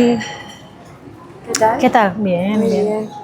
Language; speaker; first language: Spanish; non-native, learner; Indonesian